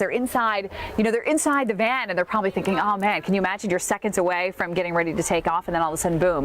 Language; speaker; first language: English; native; English